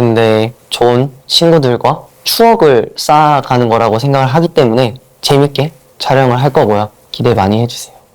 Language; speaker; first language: Korean; non-native, fluent; Japanese